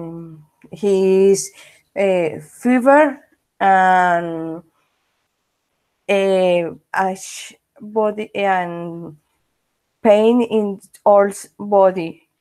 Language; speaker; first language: English; non-native, learner; Spanish